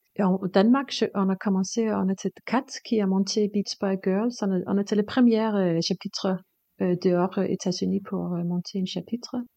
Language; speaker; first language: French; non-native, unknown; Danish